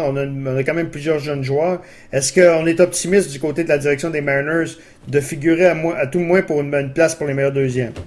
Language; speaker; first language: French; native; French